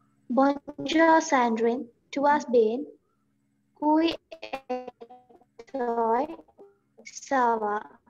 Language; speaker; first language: French; non-native, learner; Sinhala